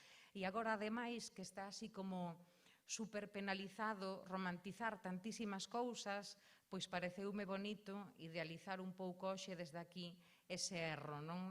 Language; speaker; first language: Galician; native; Galician